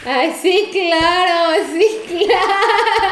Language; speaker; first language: Spanish; native; Spanish